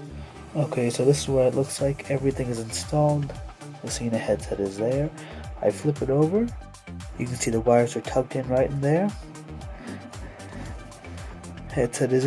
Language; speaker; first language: English; native; English